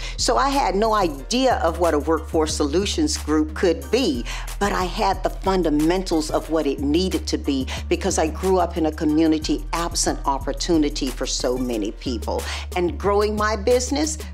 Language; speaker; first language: English; native; English